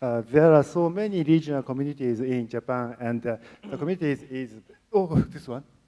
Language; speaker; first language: English; non-native, learner; Japanese